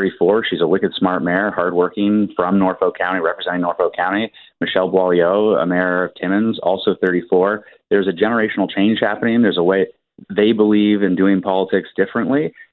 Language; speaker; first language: English; native; English